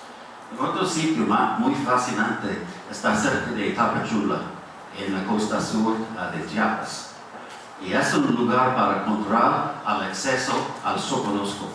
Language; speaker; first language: Spanish; non-native, fluent; English